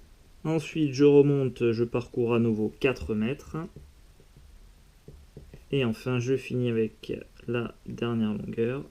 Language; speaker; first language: French; native; French